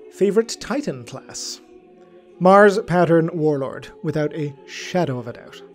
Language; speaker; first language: English; native; English